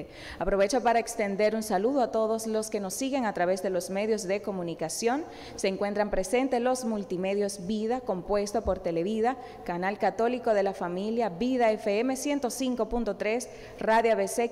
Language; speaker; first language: Spanish; native; Spanish